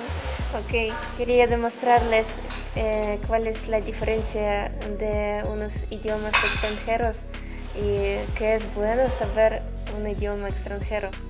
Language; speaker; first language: Spanish; non-native, learner; Ukrainian